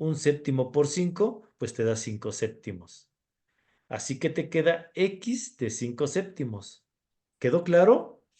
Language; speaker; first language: Spanish; native; Spanish